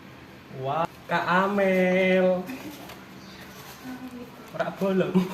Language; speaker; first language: Indonesian; native; Indonesian